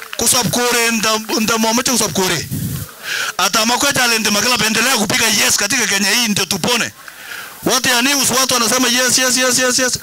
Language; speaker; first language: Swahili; non-native, local second language; Kalenjin